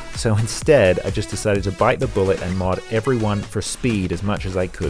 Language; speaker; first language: English; native; English